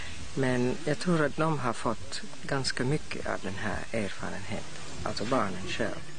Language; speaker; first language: Swedish; non-native, fluent; English